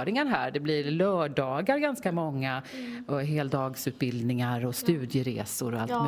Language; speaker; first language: Swedish; native; Swedish